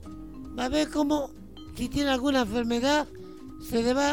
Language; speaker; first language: Spanish; native; Spanish